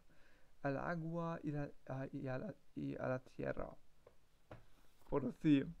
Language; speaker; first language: Spanish; non-native, learner; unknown